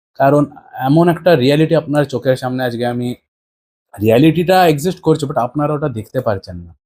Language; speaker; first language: Bangla; early bilingual, heritage; Bangla